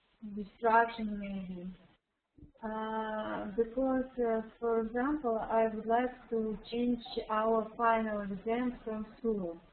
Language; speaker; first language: English; non-native, learner; Russian